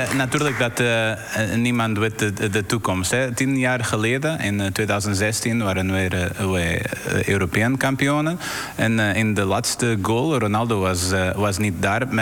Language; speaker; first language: Dutch; non-native, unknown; Portuguese